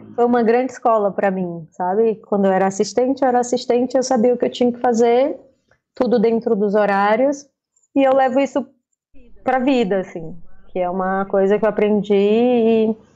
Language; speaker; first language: Portuguese; native; Portuguese